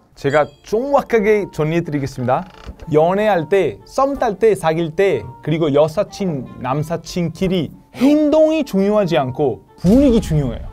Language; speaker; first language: Korean; non-native, fluent; Italian